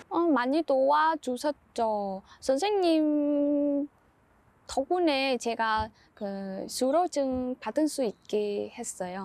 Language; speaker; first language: Korean; non-native, learner; Vietnamese